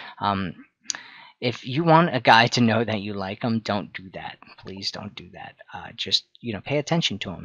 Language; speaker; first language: English; native; English